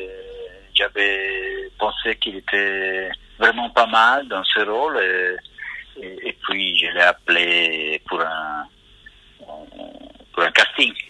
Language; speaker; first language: French; non-native, fluent; Italian